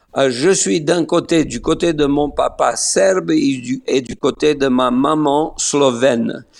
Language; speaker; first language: French; non-native, fluent; Slovenian